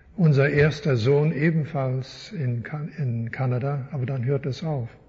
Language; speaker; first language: German; early bilingual, heritage; German